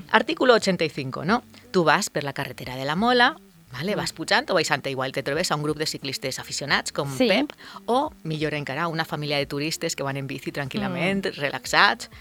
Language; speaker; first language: Catalan; non-native, local second language; Spanish